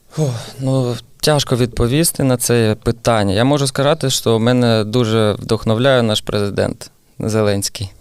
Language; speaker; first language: Ukrainian; non-native, local second language; Russian